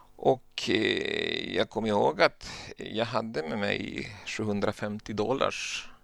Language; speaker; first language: Swedish; non-native, fluent; Spanish